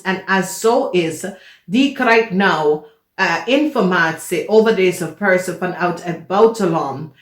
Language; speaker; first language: Dutch; non-native, learner; English